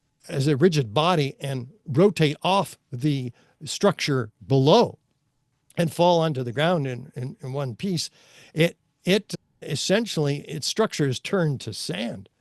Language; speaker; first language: English; native; English